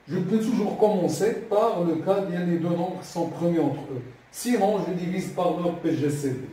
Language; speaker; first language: French; non-native, local second language; Arabic